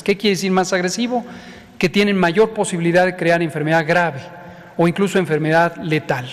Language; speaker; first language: Spanish; native; Spanish